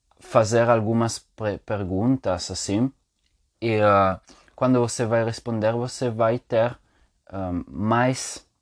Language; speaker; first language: Portuguese; non-native, learner; Spanish